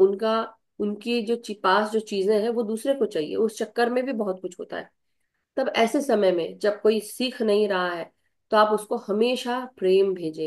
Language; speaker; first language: Hindi; native; Hindi